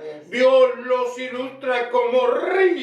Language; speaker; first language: Spanish; native; Spanish